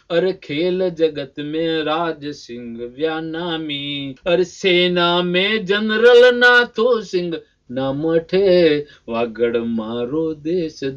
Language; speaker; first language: Hindi; non-native, local second language; Rajasthani